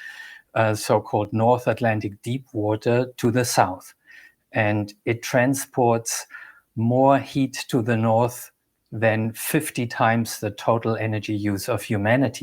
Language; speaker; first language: English; non-native, fluent; German